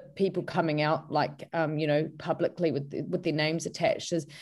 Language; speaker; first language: English; native; English